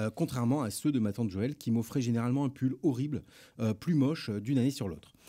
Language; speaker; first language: French; native; French